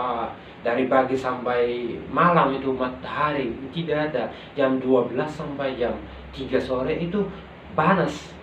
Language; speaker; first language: Indonesian; non-native, local second language; Arabic